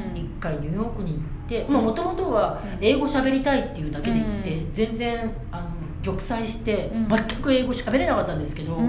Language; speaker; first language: Japanese; native; Japanese